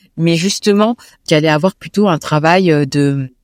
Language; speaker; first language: French; native; French